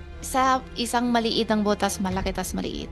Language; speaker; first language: Filipino; early bilingual, other home language; Chinese